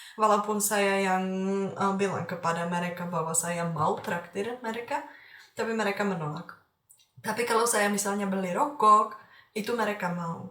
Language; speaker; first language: Indonesian; non-native, fluent; Czech